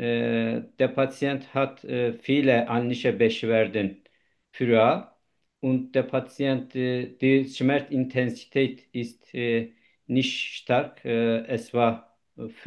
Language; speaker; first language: German; non-native, learner; Turkish